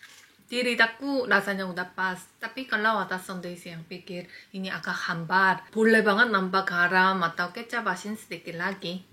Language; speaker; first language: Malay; non-native, fluent; Korean